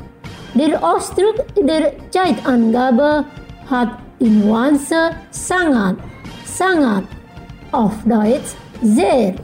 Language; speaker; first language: German; non-native, learner; Indonesian